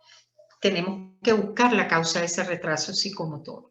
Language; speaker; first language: Spanish; native; Spanish